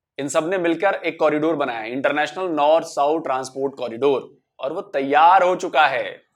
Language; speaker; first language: Hindi; native; Hindi